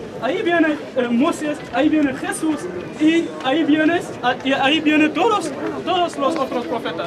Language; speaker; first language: Spanish; non-native, learner; Arabic